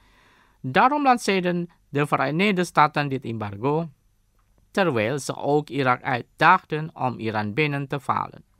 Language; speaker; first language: Dutch; non-native, fluent; Indonesian